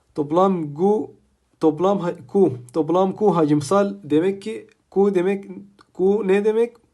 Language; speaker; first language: Turkish; non-native, fluent; Arabic